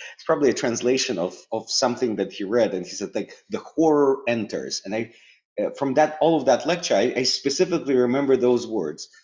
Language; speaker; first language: English; early bilingual, other home language; Russian